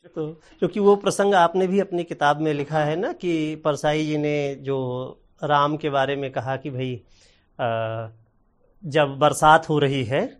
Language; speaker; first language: Hindi; native; Hindi